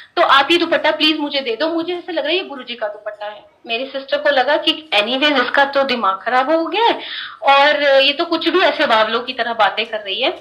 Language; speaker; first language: Hindi; non-native, local second language; Punjabi